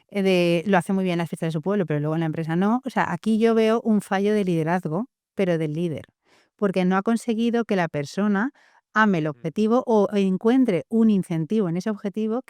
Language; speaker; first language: Spanish; native; Spanish